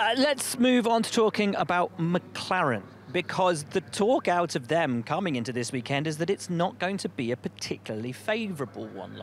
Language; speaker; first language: English; native; English